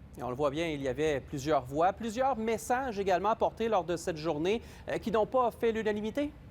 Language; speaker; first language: French; native; French